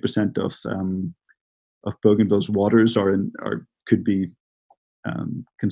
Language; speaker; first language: English; native; English